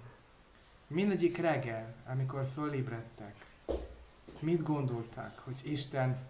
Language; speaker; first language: Hungarian; non-native, learner; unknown